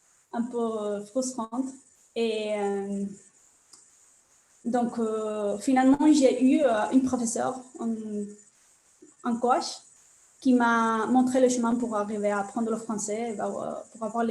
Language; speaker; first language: French; non-native, learner; Spanish